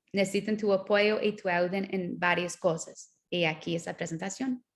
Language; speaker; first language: Spanish; non-native, learner; English